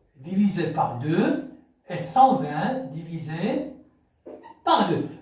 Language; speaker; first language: French; non-native, local second language; Arabic